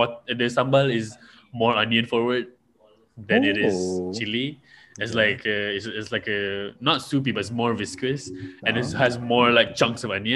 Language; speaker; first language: English; non-native, local second language; Malay